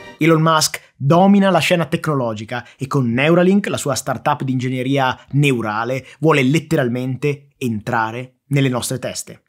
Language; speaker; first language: Italian; native; Italian